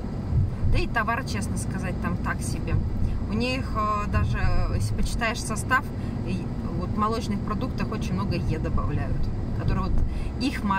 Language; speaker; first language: Russian; native; Russian